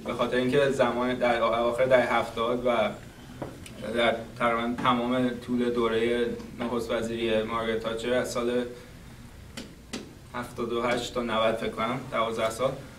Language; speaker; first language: Persian; native; Persian